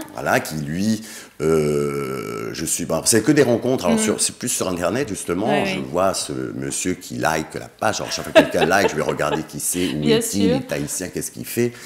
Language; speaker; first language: French; native; French